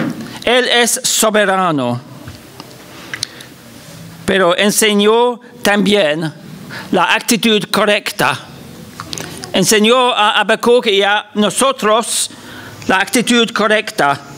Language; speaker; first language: Spanish; non-native, fluent; English